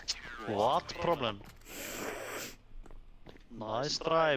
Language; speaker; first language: English; non-native, fluent; Icelandic